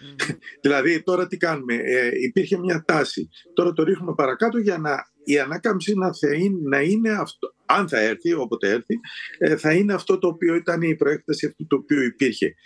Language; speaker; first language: Greek; native; Greek